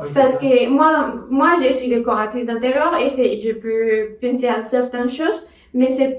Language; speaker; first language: French; non-native, learner; Spanish